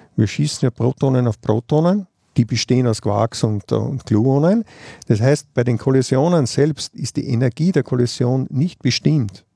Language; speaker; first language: German; native; German